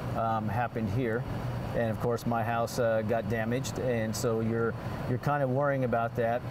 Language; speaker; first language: English; early bilingual, other home language; Spanish